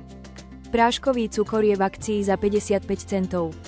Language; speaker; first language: Slovak; native; Slovak